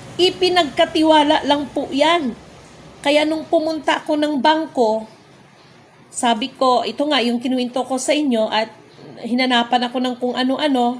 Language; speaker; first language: Filipino; non-native, local second language; Cebuano